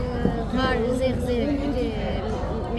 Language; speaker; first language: German; non-native, learner; Arabic